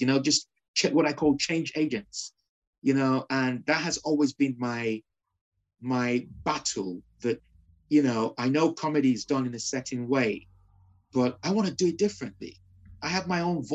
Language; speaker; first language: English; non-native, local second language; Yoruba